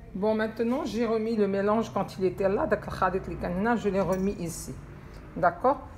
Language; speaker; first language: French; non-native, local second language; Arabic